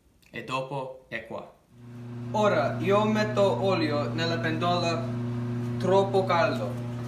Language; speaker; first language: Italian; non-native, learner; English